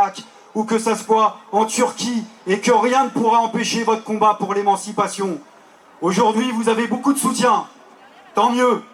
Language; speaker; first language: French; native; French